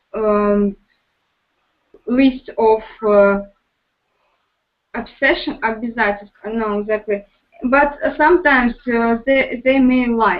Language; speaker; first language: English; non-native, learner; Russian